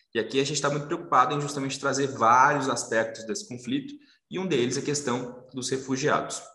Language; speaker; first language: Portuguese; native; Portuguese